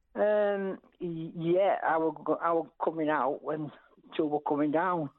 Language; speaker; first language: English; native; English